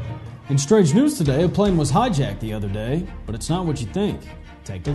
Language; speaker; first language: English; native; English